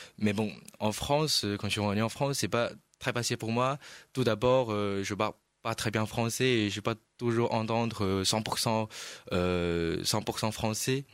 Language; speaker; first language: French; non-native, learner; Chinese